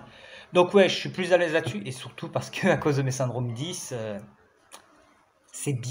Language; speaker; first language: French; native; French